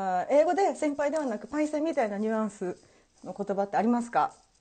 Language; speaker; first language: Japanese; early bilingual, heritage; Japanese